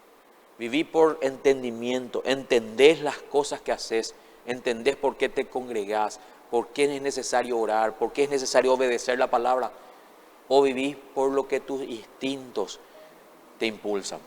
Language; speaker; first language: Spanish; native; Spanish